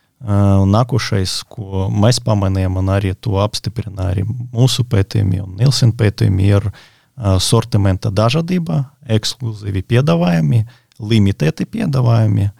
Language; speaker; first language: Latvian; non-native, local second language; Russian